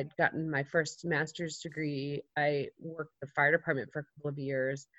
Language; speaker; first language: English; native; English